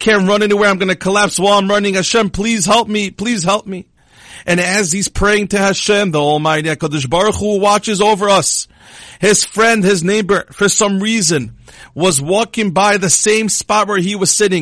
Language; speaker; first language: English; non-native, fluent; Hebrew